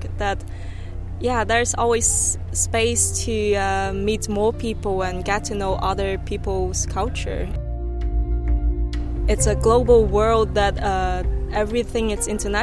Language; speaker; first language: English; non-native, local second language; Cantonese